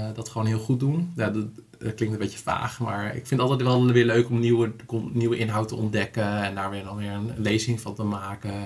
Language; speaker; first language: Dutch; native; Dutch